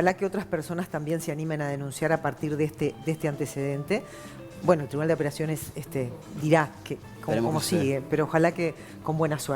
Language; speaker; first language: Spanish; native; Spanish